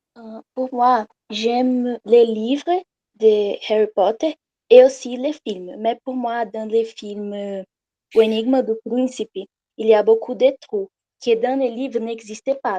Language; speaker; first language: French; non-native, learner; Portuguese